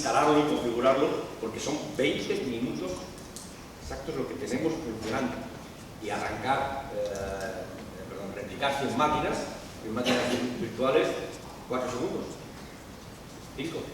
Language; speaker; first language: Spanish; native; Spanish